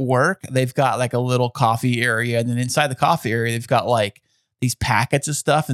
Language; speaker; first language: English; native; English